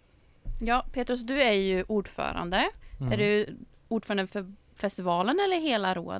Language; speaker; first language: Swedish; native; Swedish